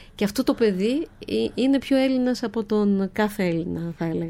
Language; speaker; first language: Greek; native; Greek